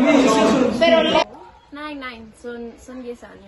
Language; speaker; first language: Spanish; non-native, learner; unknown